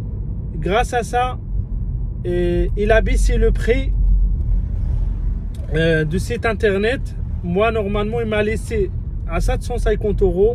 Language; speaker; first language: French; non-native, fluent; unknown